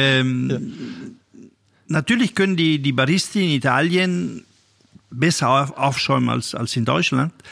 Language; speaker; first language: German; non-native, fluent; Italian